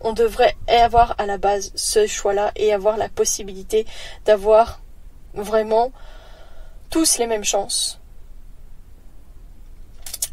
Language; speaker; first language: French; native; French